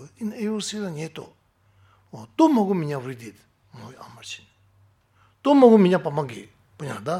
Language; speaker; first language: Russian; non-native, learner; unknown